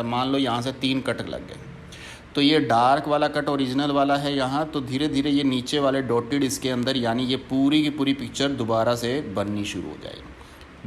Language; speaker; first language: Hindi; native; Hindi